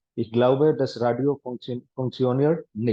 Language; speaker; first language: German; non-native, fluent; Hindi